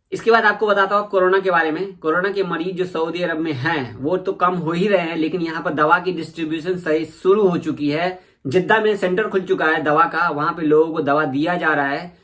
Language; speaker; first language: Hindi; native; Hindi